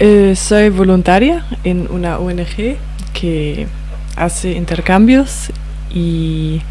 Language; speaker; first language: Spanish; non-native, fluent; Danish